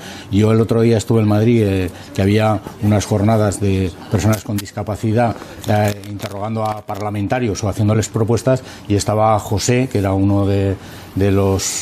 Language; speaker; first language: Spanish; native; Spanish